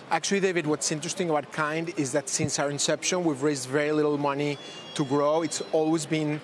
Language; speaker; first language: English; non-native, fluent; Spanish